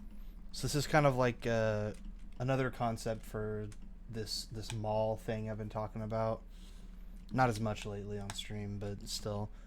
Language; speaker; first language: English; native; English